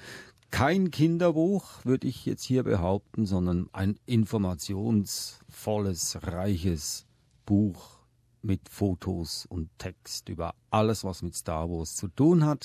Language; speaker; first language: German; native; German